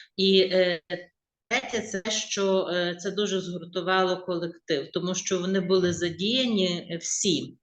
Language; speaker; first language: Ukrainian; native; Ukrainian